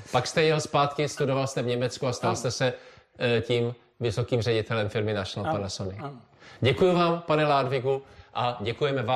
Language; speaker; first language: Czech; native; Czech